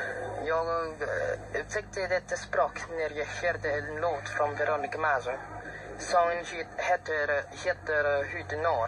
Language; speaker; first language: Swedish; non-native, learner; Filipino